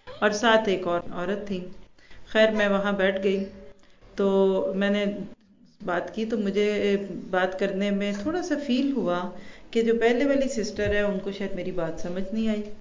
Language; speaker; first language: Urdu; native; Urdu